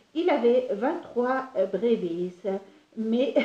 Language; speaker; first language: French; non-native, local second language; Arabic